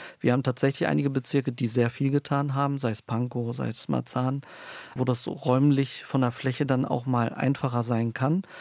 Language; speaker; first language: German; early bilingual, other home language; Turkish